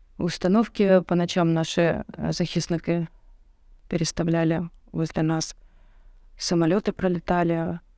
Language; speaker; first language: Russian; native; Russian